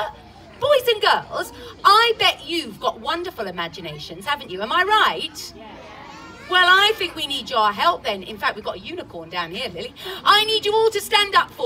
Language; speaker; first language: English; native; English